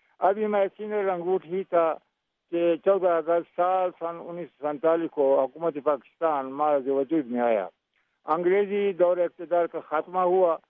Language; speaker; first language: Urdu; non-native, local second language; Pashto